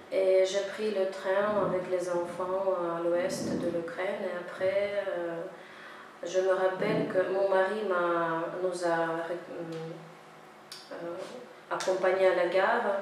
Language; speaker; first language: French; non-native, fluent; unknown